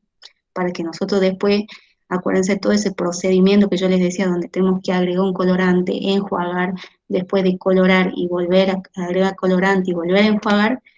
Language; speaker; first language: Spanish; native; Spanish